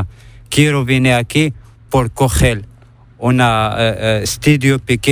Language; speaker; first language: Spanish; non-native, learner; Arabic